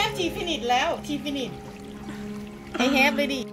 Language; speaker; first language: English; non-native, learner; Thai